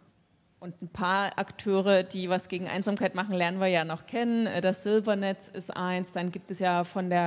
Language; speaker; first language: German; native; German